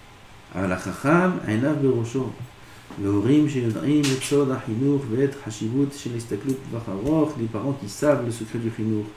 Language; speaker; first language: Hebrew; non-native, fluent; French